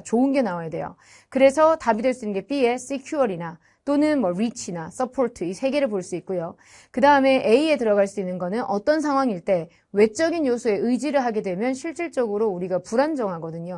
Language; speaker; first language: Korean; native; Korean